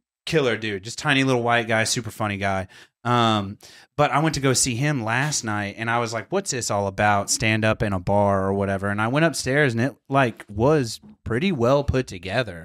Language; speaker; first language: English; native; English